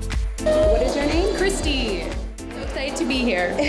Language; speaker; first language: English; native; English